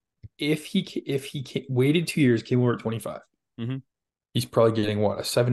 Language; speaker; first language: English; native; English